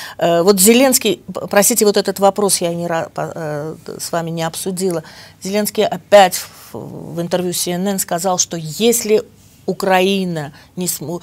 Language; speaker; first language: Russian; non-native, local second language; Armenian